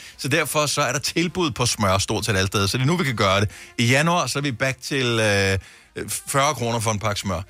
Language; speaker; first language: Danish; native; Danish